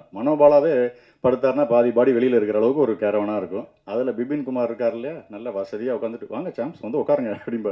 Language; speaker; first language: Tamil; native; Tamil